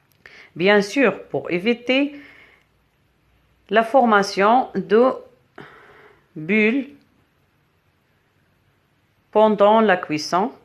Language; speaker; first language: French; non-native, local second language; Arabic